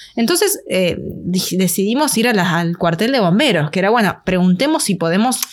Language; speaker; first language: Spanish; native; Spanish